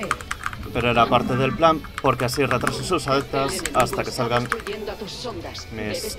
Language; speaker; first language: Spanish; native; Spanish